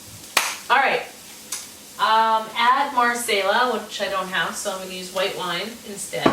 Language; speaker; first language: English; native; English